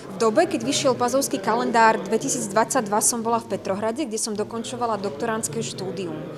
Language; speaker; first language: Slovak; native; Slovak